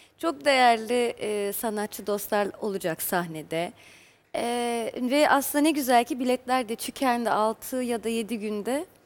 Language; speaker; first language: Turkish; native; Turkish